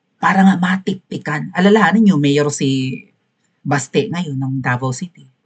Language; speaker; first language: Filipino; native; Filipino